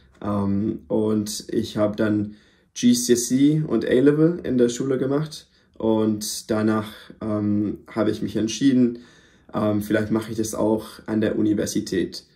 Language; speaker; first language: German; non-native, fluent; English